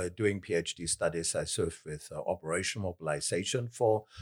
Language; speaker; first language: English; non-native, fluent; German